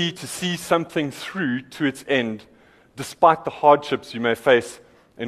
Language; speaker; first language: English; native; English